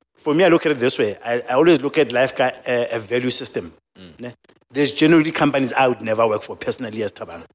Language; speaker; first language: English; non-native, local second language; Southern Sotho